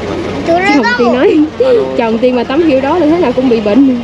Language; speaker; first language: Vietnamese; native; Vietnamese